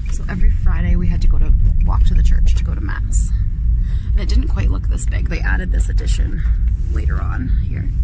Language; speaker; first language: English; native; English